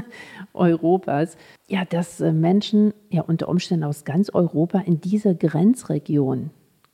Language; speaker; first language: German; native; German